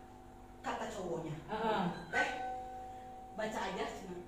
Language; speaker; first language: Indonesian; non-native, local second language; Sundanese